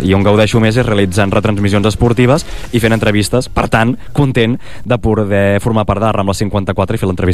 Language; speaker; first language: Catalan; native; Catalan